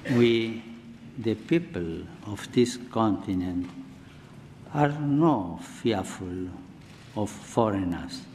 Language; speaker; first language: English; non-native, learner; Spanish